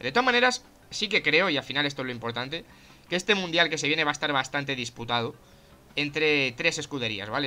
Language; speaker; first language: Spanish; native; Spanish